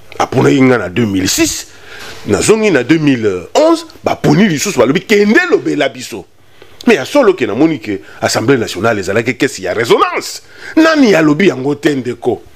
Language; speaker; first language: Lingala; non-native, local second language; Luba-Lulua